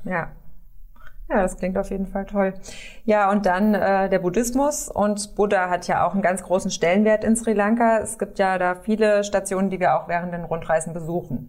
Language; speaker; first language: German; native; German